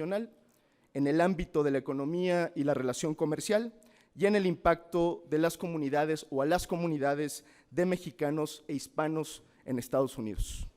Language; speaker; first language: Spanish; native; Spanish